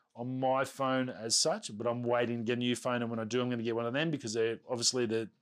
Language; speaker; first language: English; native; English